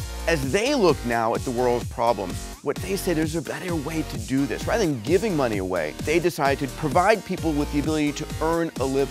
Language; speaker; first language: English; native; English